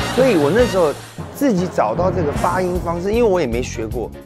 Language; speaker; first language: Chinese; native; Chinese